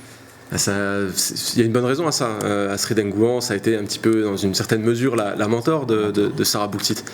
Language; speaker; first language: French; native; French